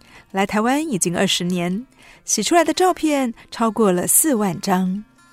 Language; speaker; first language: Chinese; native; Chinese